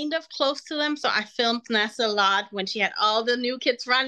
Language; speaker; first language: English; non-native, fluent; Spanish